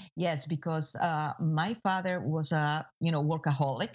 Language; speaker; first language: English; non-native, fluent; Spanish